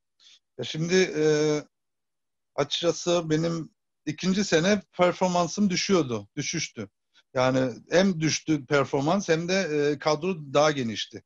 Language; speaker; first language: Turkish; early bilingual, heritage; Turkish